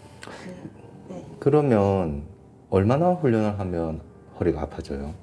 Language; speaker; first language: Korean; native; Korean